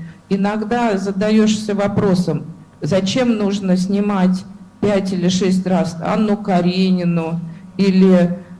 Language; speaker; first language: Russian; native; Russian